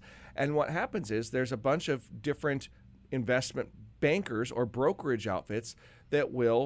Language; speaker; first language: English; native; English